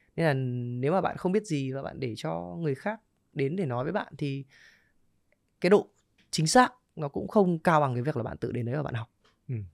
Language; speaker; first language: Vietnamese; native; Vietnamese